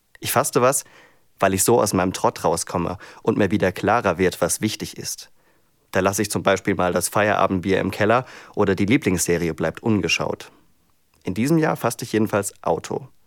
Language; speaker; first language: German; native; German